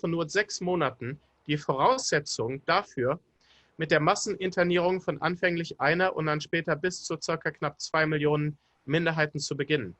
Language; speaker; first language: German; native; German